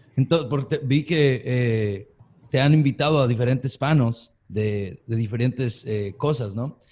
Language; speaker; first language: Spanish; native; Spanish